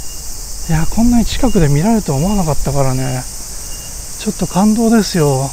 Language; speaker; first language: Japanese; native; Japanese